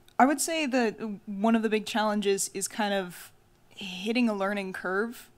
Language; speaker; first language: English; native; English